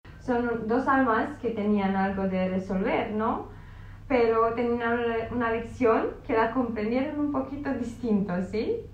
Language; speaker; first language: Spanish; non-native, fluent; Romanian